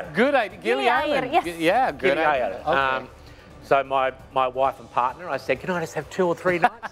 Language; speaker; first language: English; native; English